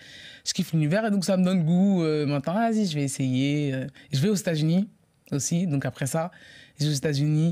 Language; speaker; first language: French; native; French